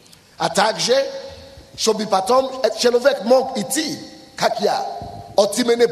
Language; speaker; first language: Russian; non-native, fluent; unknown